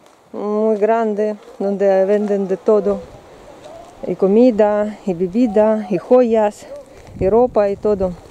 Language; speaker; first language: Spanish; non-native, learner; Russian